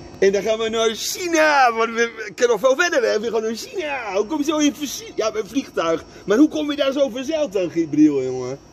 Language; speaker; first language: Dutch; native; Dutch